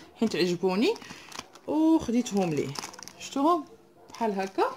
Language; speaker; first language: Arabic; non-native, local second language; Tachelhit